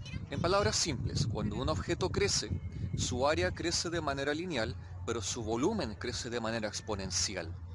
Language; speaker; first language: Spanish; native; Spanish